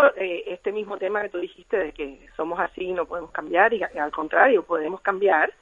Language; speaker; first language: Spanish; native; Spanish